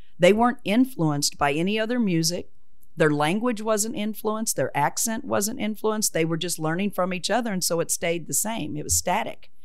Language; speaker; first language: English; native; English